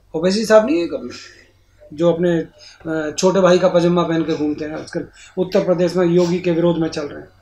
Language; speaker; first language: Hindi; native; Hindi